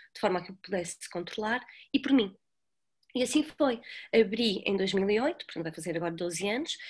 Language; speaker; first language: Portuguese; native; Portuguese